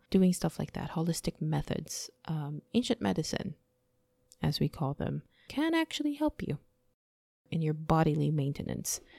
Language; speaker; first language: English; native; English